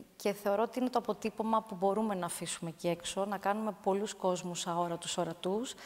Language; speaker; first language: Greek; native; Greek